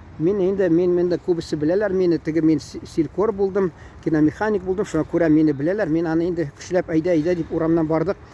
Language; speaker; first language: Tatar; early bilingual, heritage; Tatar